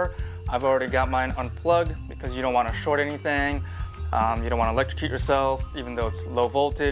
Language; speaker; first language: English; native; English